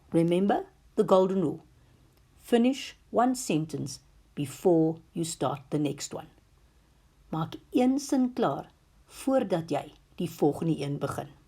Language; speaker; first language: Afrikaans; non-native, local second language; English